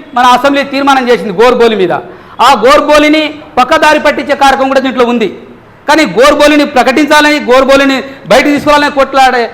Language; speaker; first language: Telugu; non-native, local second language; Lambadi